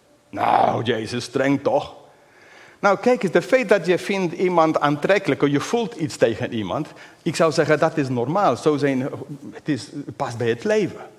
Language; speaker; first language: Dutch; non-native, fluent; English